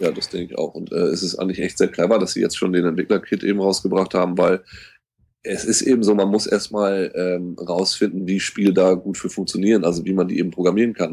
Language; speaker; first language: German; native; German